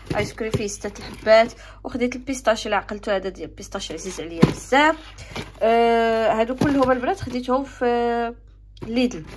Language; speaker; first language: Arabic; native; Arabic